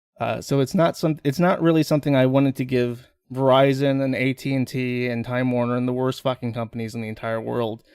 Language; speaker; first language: English; native; English